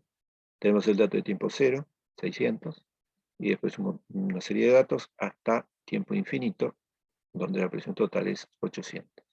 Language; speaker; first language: Spanish; native; Spanish